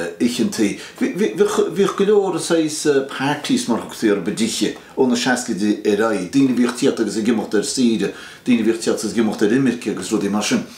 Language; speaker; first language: Irish; native; Irish